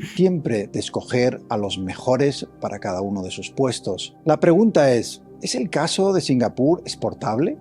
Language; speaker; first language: Spanish; native; Spanish